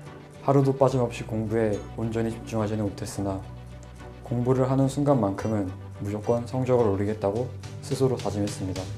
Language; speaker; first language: Korean; native; Korean